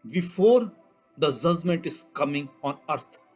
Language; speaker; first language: English; non-native, local second language; Hindi